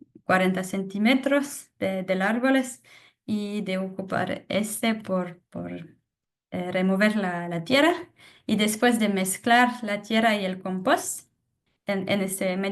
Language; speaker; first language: Spanish; non-native, fluent; French